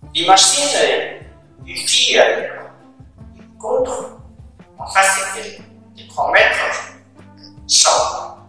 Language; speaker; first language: French; non-native, learner; Chinese